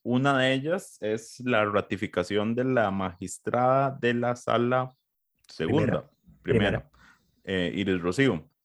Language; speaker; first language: Spanish; native; Spanish